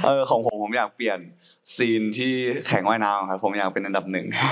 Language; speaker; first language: Thai; native; Thai